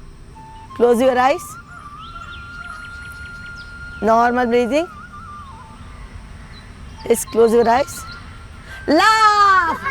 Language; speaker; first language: English; non-native, fluent; Kannada